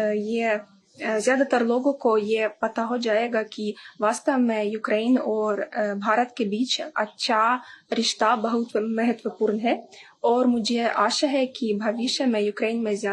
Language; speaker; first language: Hindi; non-native, fluent; Ukrainian